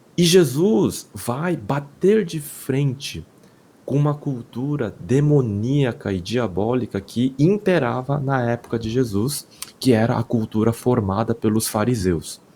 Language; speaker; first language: Portuguese; non-native, fluent; Korean